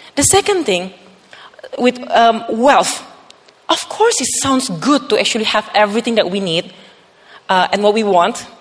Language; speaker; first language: English; non-native, fluent; Indonesian